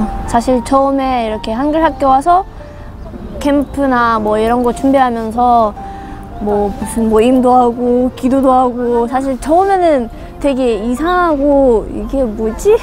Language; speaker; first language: Korean; non-native, fluent; Russian